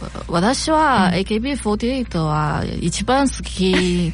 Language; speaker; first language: Japanese; non-native, learner; Chinese